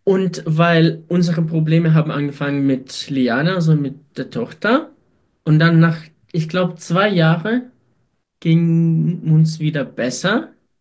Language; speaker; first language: German; non-native, fluent; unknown